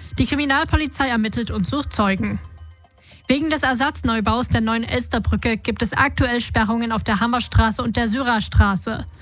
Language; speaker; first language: German; native; German